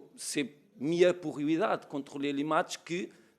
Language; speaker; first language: French; non-native, learner; Portuguese